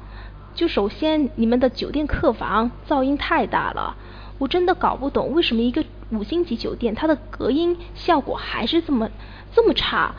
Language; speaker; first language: Chinese; native; Chinese